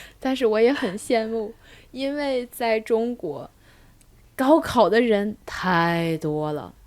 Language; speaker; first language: Chinese; native; Chinese